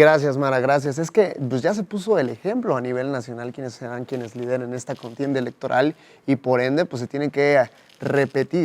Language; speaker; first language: Spanish; native; Spanish